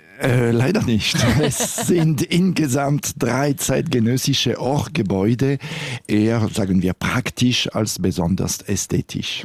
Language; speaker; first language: German; non-native, local second language; French